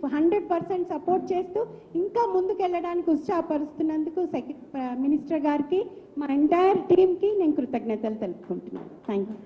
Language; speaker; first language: Telugu; native; Telugu